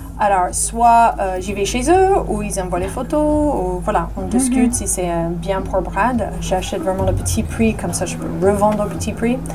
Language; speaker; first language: French; non-native, fluent; English